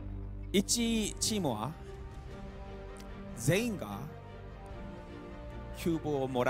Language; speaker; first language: Japanese; non-native, learner; Korean